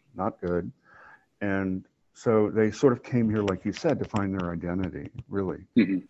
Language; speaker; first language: English; native; English